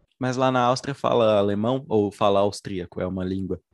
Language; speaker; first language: Portuguese; native; Portuguese